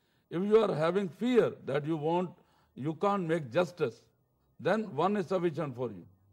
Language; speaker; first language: English; non-native, local second language; Urdu